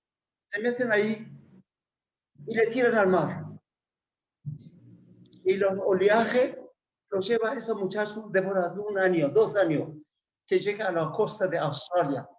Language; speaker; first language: Spanish; non-native, learner; Persian